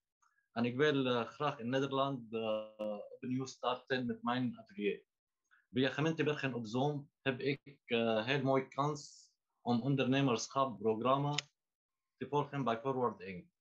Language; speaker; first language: Dutch; non-native, learner; Arabic